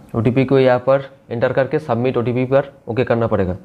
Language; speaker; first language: Hindi; non-native, local second language; Bangla